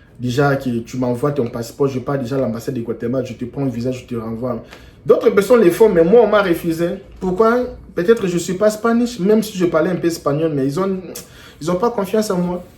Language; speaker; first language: French; non-native, local second language; Lingala